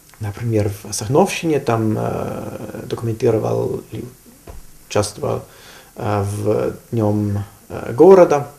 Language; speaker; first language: Russian; non-native, learner; German